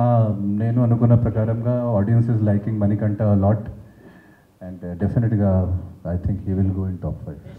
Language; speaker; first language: Telugu; non-native, fluent; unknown